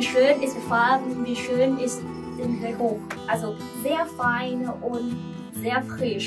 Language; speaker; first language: German; non-native, learner; Vietnamese